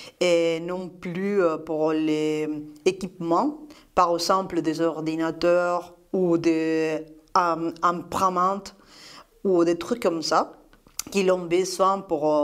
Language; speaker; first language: French; non-native, fluent; Spanish